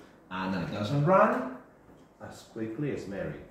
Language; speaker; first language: English; non-native, fluent; Spanish